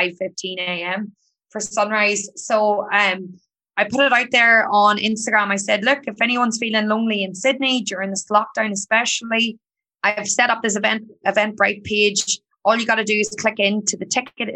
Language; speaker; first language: English; native; English